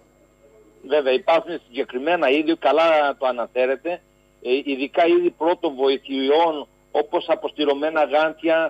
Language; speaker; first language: Greek; native; Greek